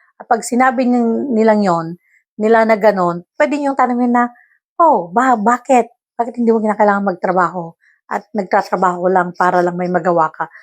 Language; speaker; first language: Filipino; non-native, local second language; Iloko